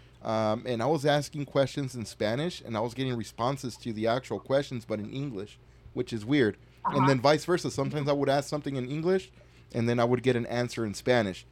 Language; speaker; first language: English; early bilingual, other home language; Spanish